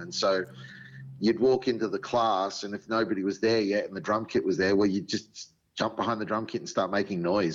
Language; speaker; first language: English; native; English